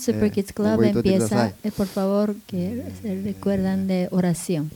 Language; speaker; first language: Spanish; non-native, learner; Japanese